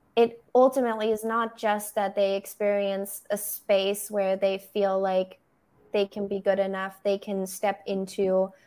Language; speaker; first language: English; non-native, fluent; German